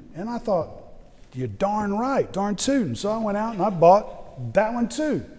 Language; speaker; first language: English; native; English